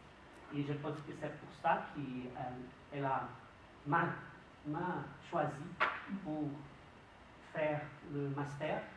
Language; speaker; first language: French; non-native, learner; Portuguese